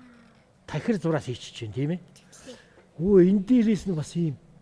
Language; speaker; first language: Mongolian; native; Mongolian